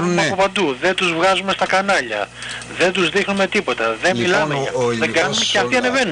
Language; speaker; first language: Greek; native; Greek